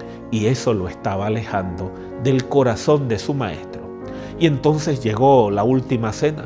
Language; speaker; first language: Spanish; native; Spanish